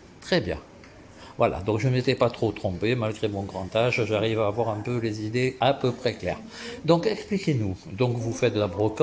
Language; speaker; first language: French; native; French